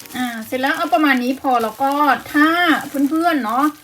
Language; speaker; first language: Thai; native; Thai